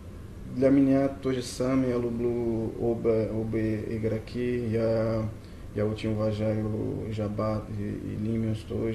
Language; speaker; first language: Russian; non-native, learner; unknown